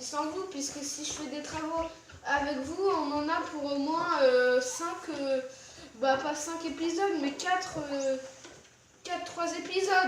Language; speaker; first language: French; native; French